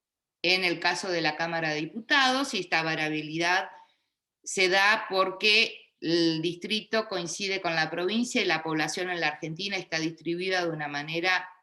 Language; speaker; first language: Spanish; native; Spanish